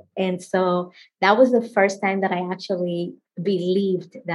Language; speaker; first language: English; non-native, fluent; Spanish